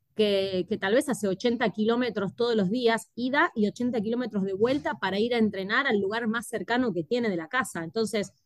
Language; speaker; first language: Spanish; native; Spanish